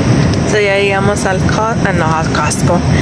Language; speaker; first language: Spanish; early bilingual, heritage; English